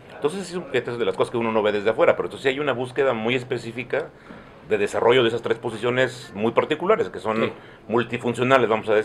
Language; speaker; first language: Spanish; native; Spanish